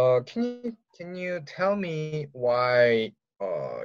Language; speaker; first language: English; non-native, learner; Korean